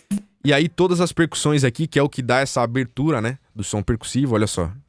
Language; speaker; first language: Portuguese; native; Portuguese